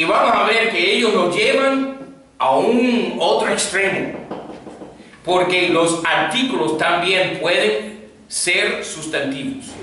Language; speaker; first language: Spanish; non-native, fluent; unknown